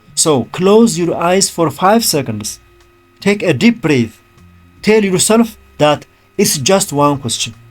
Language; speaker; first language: English; non-native, local second language; Amharic